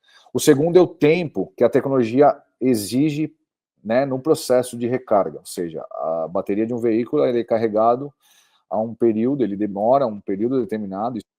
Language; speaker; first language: Portuguese; native; Portuguese